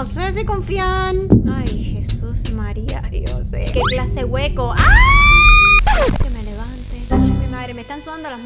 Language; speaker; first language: Spanish; native; Spanish